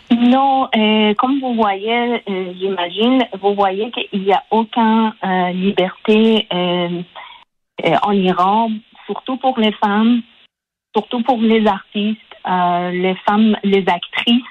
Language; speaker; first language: French; non-native, local second language; Persian